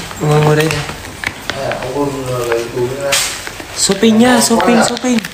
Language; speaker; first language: Vietnamese; native; Vietnamese